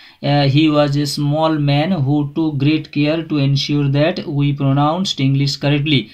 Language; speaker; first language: English; non-native, local second language; Bangla